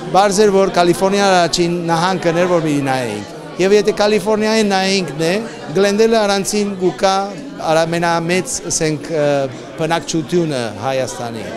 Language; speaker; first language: Armenian; early bilingual, heritage; Armenian